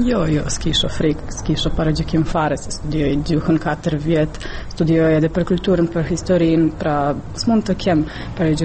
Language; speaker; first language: Albanian; non-native, fluent; Serbian